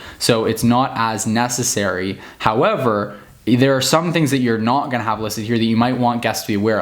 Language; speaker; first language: English; native; English